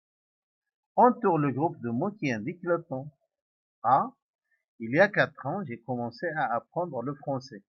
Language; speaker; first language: French; non-native, local second language; Arabic